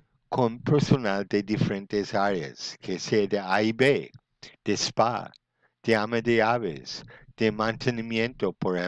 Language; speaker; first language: Spanish; non-native, fluent; English